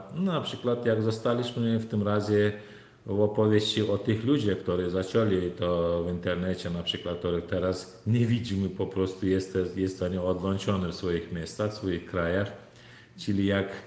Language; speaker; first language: Polish; non-native, learner; Turkmen